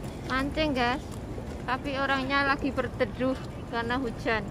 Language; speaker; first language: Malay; non-native, local second language; Javanese